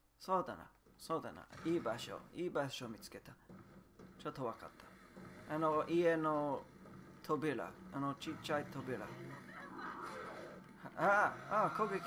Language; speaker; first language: Japanese; non-native, learner; English